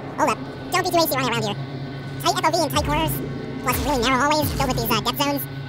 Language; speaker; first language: English; native; English